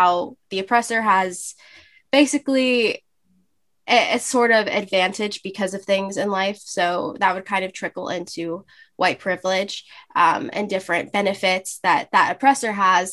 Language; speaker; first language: English; native; English